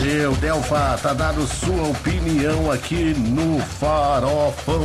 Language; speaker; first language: Portuguese; native; Portuguese